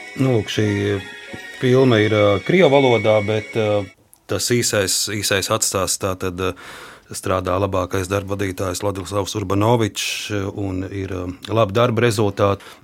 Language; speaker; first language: Latvian; native; Latvian